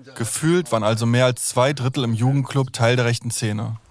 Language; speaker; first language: German; native; German